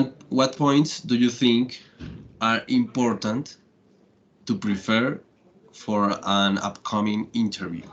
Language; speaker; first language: English; non-native, learner; Spanish